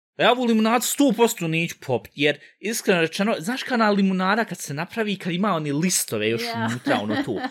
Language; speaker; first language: Bosnian; early bilingual, heritage; Bosnian